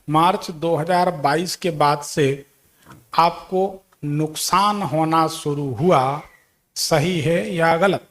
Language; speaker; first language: Hindi; native; Hindi